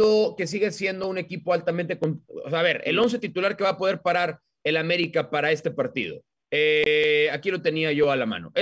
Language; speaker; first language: Spanish; native; Spanish